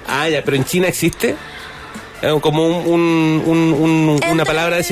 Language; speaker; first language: Spanish; native; Spanish